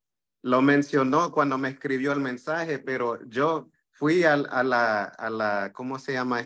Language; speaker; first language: Spanish; early bilingual, heritage; Spanish